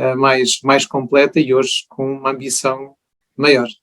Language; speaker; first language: Portuguese; native; Portuguese